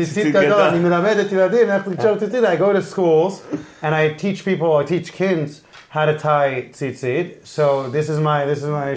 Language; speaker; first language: English; native; English